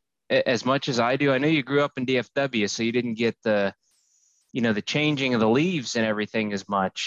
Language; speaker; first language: English; native; English